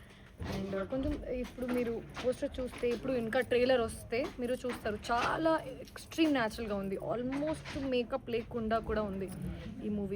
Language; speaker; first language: Telugu; non-native, fluent; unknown